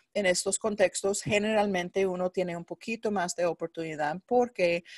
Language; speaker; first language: Spanish; non-native, fluent; English